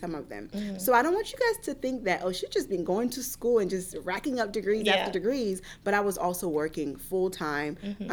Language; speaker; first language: English; early bilingual, other home language; Haitian Creole